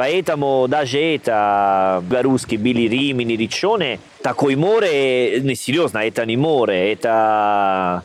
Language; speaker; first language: Russian; non-native, learner; Italian